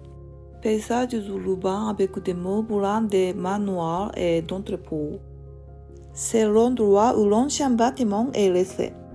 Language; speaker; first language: French; non-native, learner; Japanese